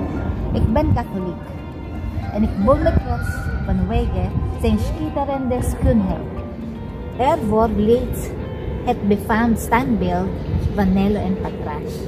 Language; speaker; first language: Dutch; non-native, learner; Filipino